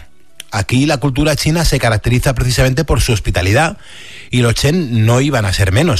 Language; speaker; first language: Spanish; native; Spanish